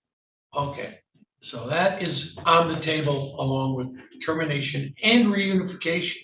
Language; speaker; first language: English; native; English